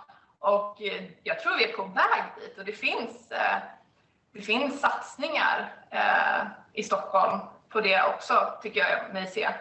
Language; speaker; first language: Swedish; native; Swedish